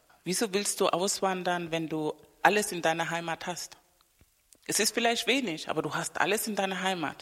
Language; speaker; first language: German; non-native, fluent; Spanish